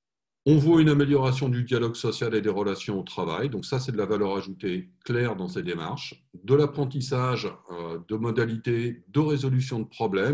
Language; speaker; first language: French; native; French